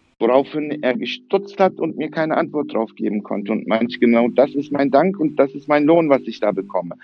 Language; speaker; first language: German; early bilingual, other home language; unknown